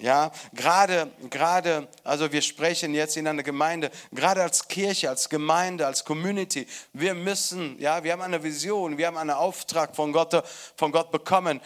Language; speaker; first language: German; non-native, fluent; Italian